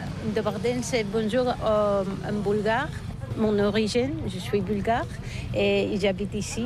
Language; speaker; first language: French; non-native, learner; Bulgarian